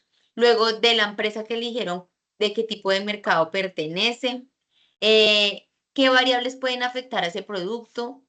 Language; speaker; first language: Spanish; native; Spanish